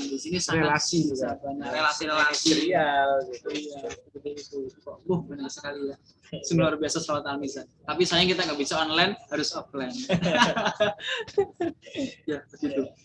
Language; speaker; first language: Indonesian; native; Indonesian